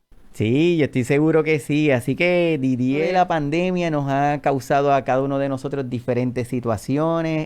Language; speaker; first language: Spanish; native; Spanish